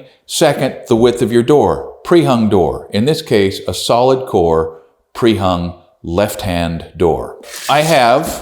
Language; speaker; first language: English; native; English